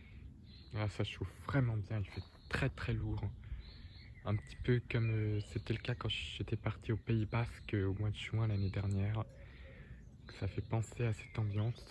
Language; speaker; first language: French; native; French